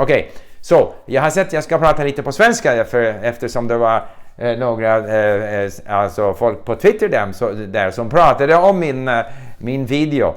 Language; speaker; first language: Swedish; non-native, fluent; English